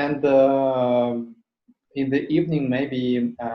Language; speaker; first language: English; non-native, learner; Russian